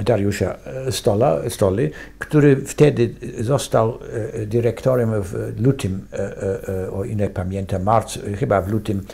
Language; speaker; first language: Polish; non-native, fluent; English